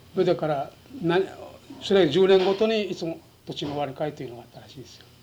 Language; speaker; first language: Japanese; non-native, local second language; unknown